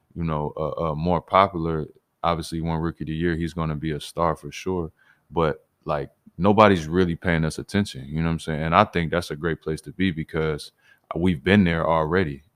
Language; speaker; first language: English; native; English